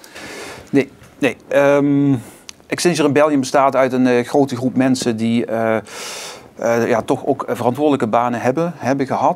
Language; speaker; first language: Dutch; native; Dutch